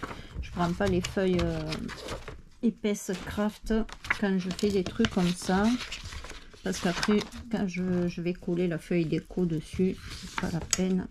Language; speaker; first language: French; native; French